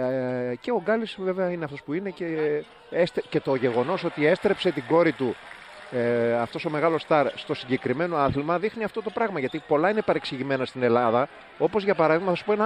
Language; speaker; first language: Greek; native; Greek